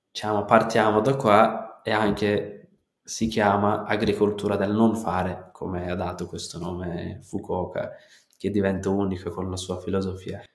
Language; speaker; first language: Italian; non-native, fluent; Turkish